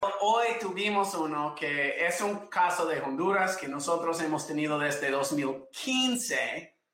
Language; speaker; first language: Spanish; non-native, fluent; English